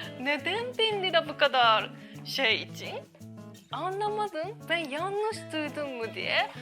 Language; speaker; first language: Turkish; non-native, learner; Japanese